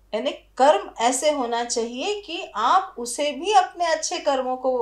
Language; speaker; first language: Hindi; native; Hindi